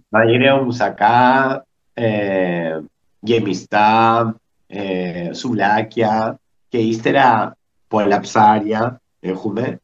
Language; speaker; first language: Greek; early bilingual, heritage; Spanish